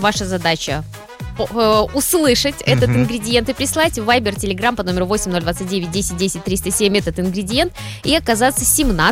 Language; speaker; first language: Russian; native; Russian